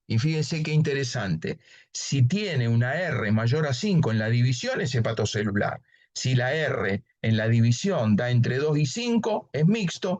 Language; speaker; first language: Spanish; native; Spanish